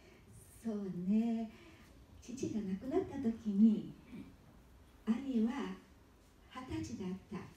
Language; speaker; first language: Japanese; early bilingual, heritage; Japanese